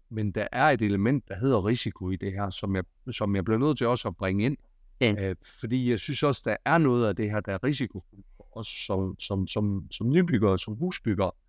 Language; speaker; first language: Danish; native; Danish